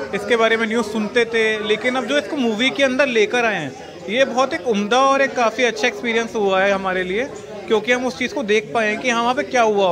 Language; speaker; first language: Hindi; native; Hindi